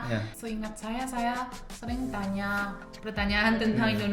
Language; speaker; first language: Indonesian; non-native, fluent; Chinese